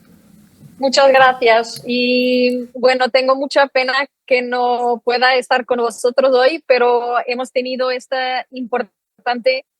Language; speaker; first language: Spanish; non-native, fluent; Portuguese